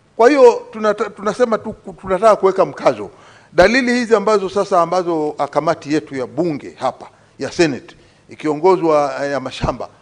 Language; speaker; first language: Swahili; native; Swahili